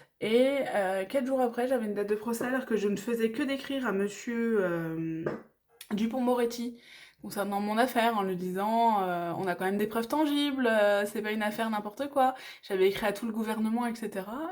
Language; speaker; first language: French; native; French